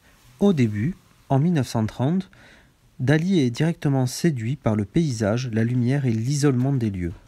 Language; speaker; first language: French; native; French